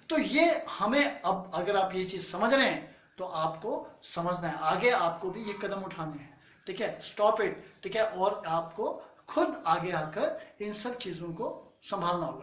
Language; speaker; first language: Hindi; native; Hindi